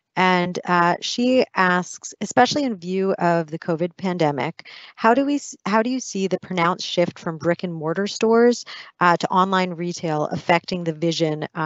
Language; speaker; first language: English; native; English